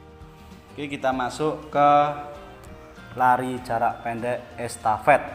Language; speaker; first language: Indonesian; native; Indonesian